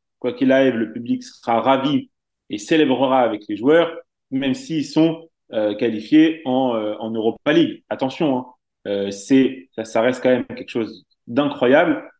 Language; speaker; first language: French; native; French